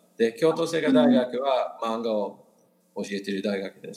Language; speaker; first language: Japanese; non-native, learner; English